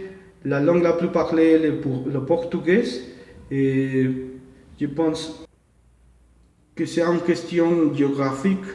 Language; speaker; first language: French; non-native, learner; Portuguese